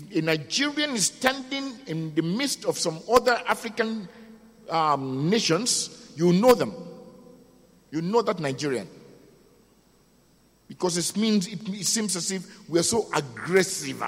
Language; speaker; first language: English; non-native, local second language; Yoruba